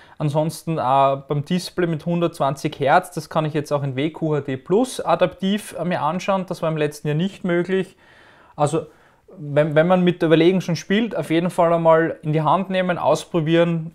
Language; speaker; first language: German; native; German